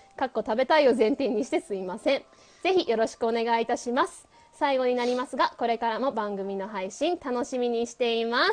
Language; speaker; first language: Japanese; native; Japanese